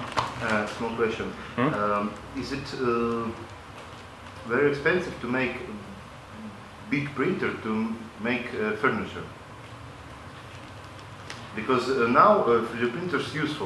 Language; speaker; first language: English; non-native, local second language; Latvian